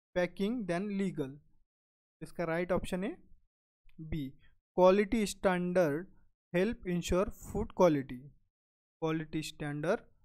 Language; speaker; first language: Hindi; non-native, local second language; Marathi